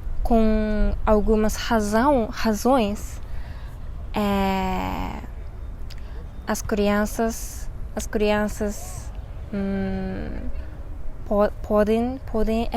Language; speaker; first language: Portuguese; non-native, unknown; Japanese